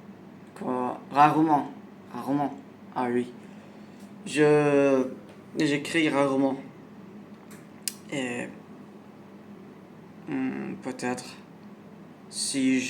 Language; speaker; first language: French; non-native, learner; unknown